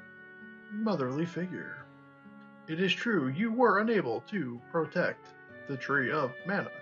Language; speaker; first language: English; native; English